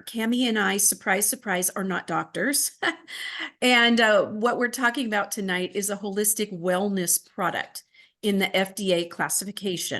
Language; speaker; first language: English; native; English